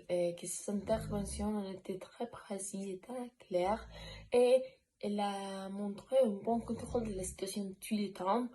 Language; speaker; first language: French; non-native, learner; Spanish